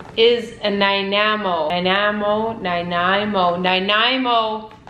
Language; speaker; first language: English; native; English